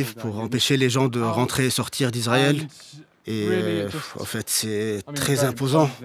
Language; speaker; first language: French; non-native, fluent; English